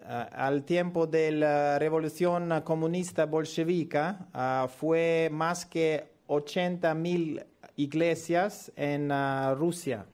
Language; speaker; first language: Spanish; non-native, learner; Russian